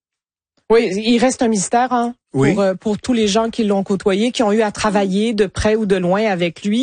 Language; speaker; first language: French; native; French